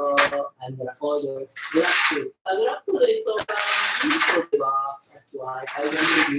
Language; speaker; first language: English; non-native, learner; Filipino